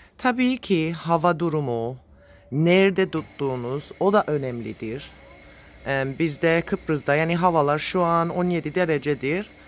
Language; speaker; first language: Turkish; native; Turkish